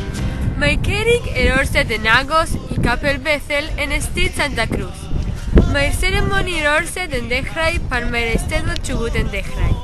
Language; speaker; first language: Welsh; non-native, learner; Spanish